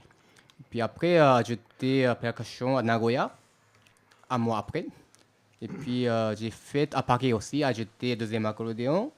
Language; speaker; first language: French; non-native, learner; Japanese